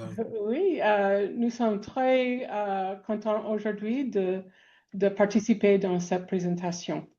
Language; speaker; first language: French; non-native, fluent; English